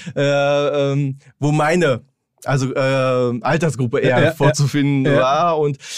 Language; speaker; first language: German; native; German